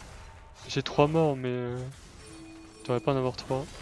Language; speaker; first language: French; native; French